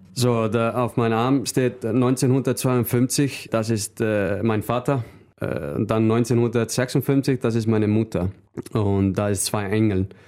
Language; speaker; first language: German; non-native, learner; Icelandic